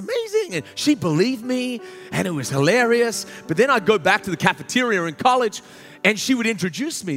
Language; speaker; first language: English; native; English